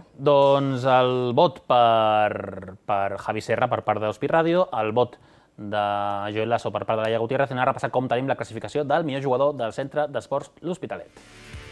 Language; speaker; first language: Catalan; native; Catalan